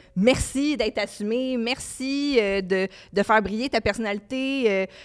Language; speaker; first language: French; native; French